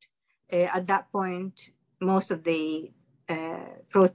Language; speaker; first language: English; non-native, fluent; Arabic